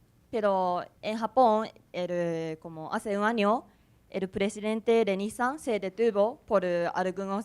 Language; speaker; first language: Spanish; non-native, learner; Japanese